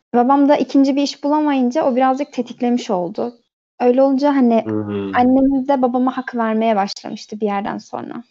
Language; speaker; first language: Turkish; early bilingual, heritage; Turkish